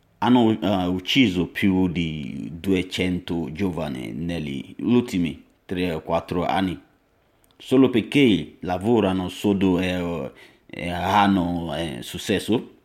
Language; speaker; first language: Italian; non-native, learner; Yoruba